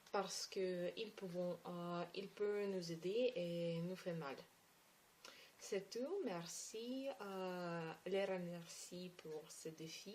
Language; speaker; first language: French; non-native, learner; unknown